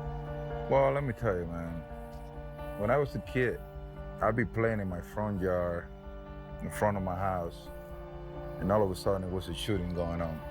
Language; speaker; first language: English; non-native, fluent; Spanish